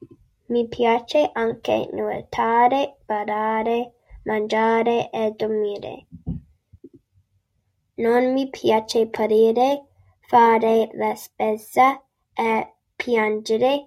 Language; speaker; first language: Italian; non-native, learner; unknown